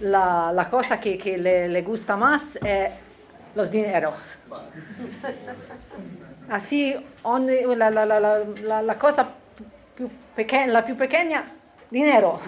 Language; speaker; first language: Spanish; non-native, learner; Italian